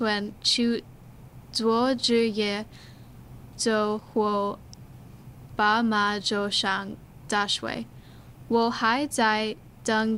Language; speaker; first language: Chinese; non-native, learner; English